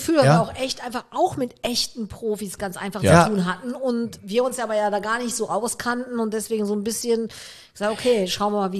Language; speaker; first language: German; native; German